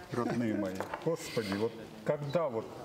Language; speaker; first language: Russian; native; Russian